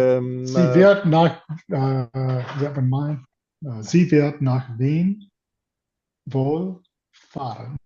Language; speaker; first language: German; non-native, learner; English